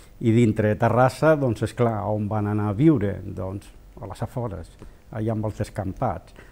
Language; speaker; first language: Catalan; non-native, local second language; Spanish